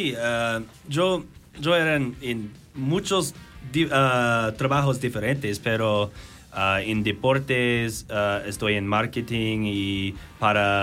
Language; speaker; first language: Spanish; non-native, learner; English